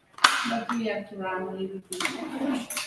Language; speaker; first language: English; non-native, fluent; Italian